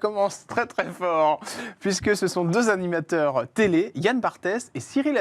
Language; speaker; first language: French; native; French